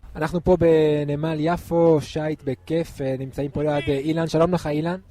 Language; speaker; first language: Hebrew; native; Hebrew